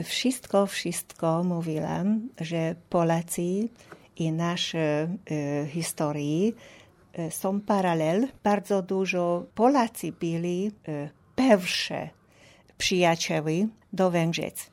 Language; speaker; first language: Polish; non-native, learner; Hungarian